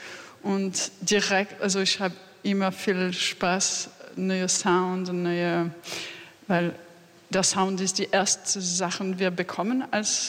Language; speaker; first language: German; non-native, learner; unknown